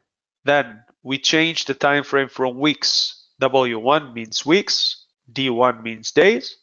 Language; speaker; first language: English; non-native, fluent; Hebrew